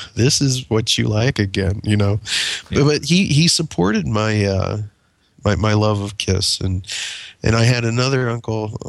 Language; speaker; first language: English; native; English